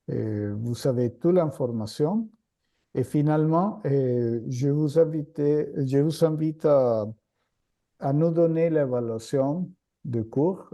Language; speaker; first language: French; non-native, fluent; Spanish